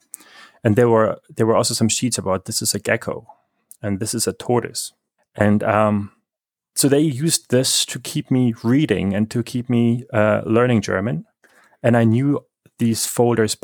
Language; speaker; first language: English; non-native, fluent; German